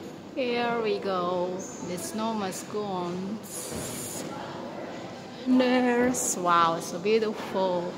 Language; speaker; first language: English; non-native, learner; Indonesian